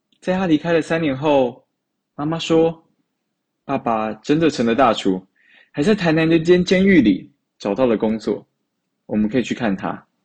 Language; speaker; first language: Chinese; native; Chinese